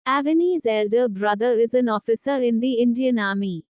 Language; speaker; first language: English; non-native, local second language; Hindi